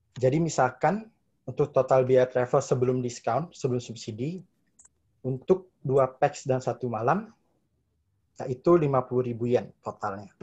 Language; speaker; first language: Indonesian; native; Indonesian